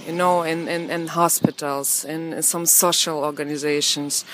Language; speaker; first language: English; non-native, learner; Russian